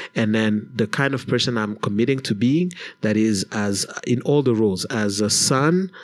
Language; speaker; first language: English; non-native, local second language; Kinyarwanda